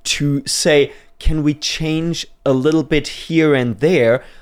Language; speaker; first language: English; non-native, fluent; German